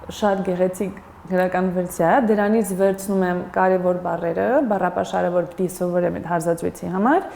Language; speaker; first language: Armenian; non-native, fluent; Spanish